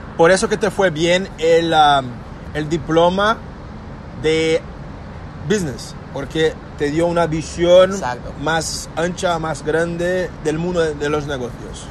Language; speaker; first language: Spanish; non-native, fluent; Portuguese